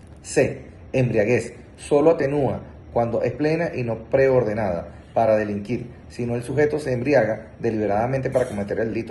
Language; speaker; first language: Spanish; native; Spanish